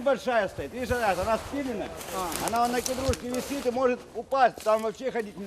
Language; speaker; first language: Russian; native; Russian